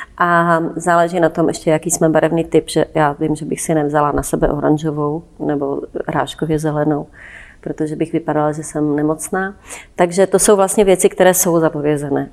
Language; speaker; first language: Czech; native; Czech